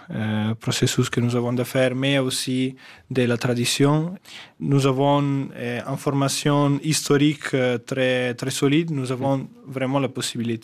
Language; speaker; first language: French; non-native, fluent; Italian